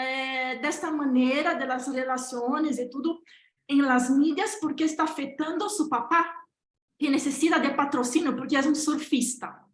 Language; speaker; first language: Spanish; non-native, fluent; Portuguese